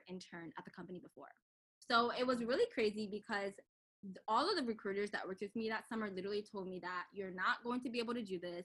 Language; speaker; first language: English; non-native, local second language; French